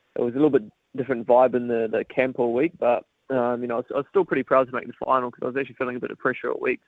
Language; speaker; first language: English; native; English